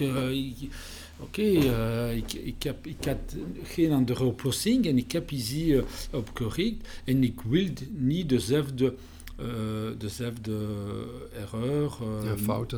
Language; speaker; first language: Dutch; non-native, learner; French